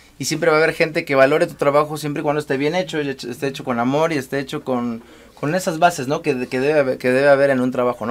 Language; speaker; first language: Spanish; native; Spanish